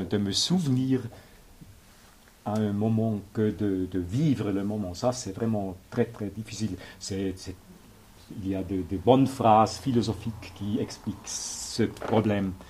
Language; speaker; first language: French; non-native, local second language; German